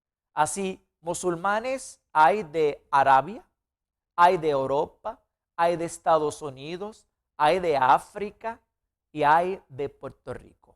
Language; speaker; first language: Spanish; non-native, fluent; Arabic